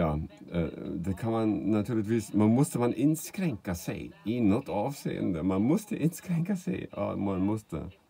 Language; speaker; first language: Swedish; non-native, fluent; German